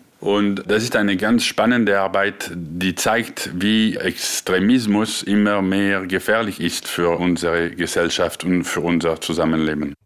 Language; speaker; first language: German; non-native, local second language; French